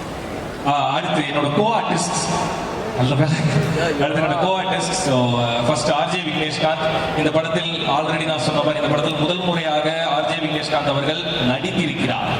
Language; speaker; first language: Tamil; native; Tamil